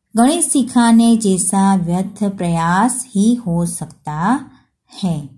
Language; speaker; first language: Hindi; non-native, local second language; Gujarati